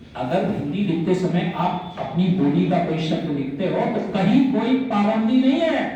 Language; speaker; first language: Hindi; native; Hindi